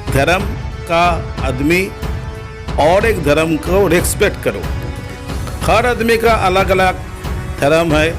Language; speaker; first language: Hindi; non-native, local second language; Bangla